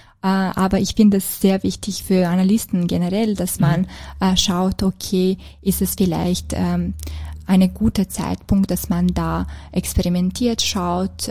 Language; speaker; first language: German; non-native, fluent; Serbian